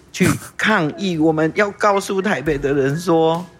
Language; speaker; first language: Chinese; non-native, local second language; Min Nan Chinese